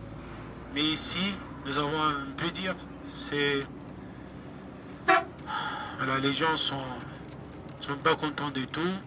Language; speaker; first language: French; non-native, fluent; Arabic